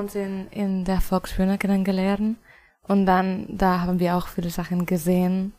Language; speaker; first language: German; non-native, fluent; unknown